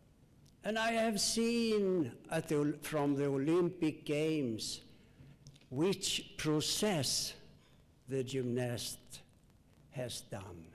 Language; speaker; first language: English; non-native, learner; Swedish